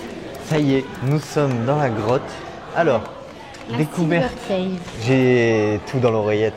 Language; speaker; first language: French; native; French